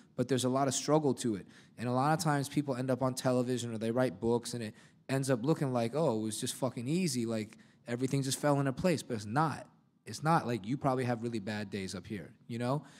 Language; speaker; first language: English; native; English